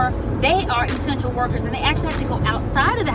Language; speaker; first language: English; native; English